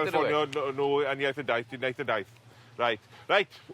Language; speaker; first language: Welsh; non-native, learner; English